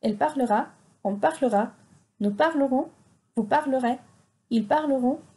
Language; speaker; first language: French; non-native, fluent; Spanish